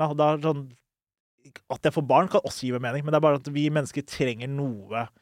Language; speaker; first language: Norwegian; early bilingual, other home language; Somali